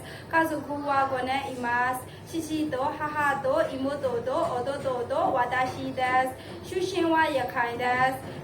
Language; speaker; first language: Japanese; non-native, learner; Burmese